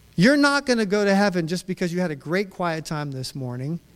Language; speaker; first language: English; native; English